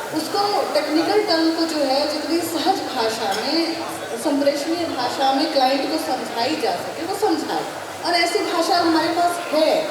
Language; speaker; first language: Hindi; non-native, local second language; Maithili